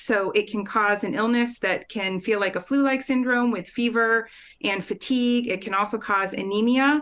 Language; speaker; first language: English; native; English